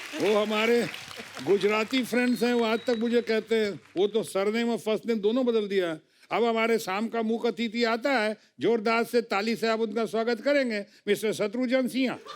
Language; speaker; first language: Hindi; native; Hindi